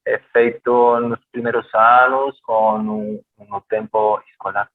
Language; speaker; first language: Portuguese; non-native, fluent; Spanish